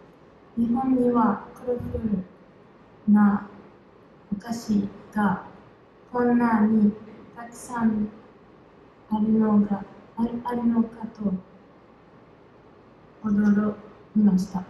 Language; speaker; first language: Japanese; non-native, learner; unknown